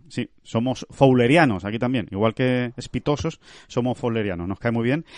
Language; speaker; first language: Spanish; native; Spanish